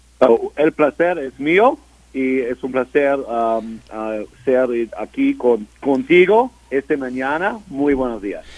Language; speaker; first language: Spanish; non-native, learner; English